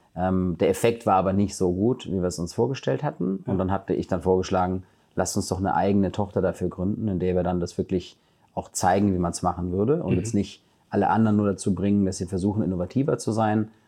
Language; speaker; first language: German; native; German